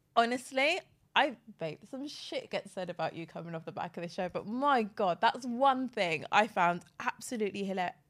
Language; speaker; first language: English; native; English